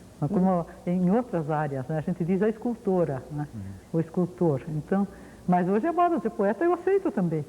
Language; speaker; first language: Portuguese; early bilingual, other home language; Ukrainian